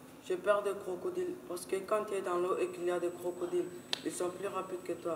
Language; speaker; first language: French; non-native, learner; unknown